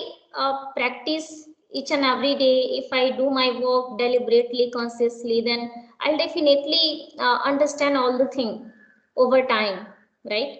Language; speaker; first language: English; non-native, local second language; Hindi